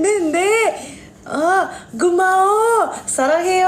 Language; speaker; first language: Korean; non-native, learner; Indonesian